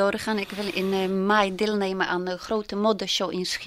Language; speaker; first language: Dutch; non-native, learner; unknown